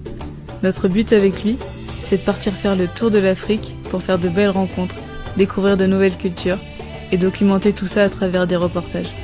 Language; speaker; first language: French; native; French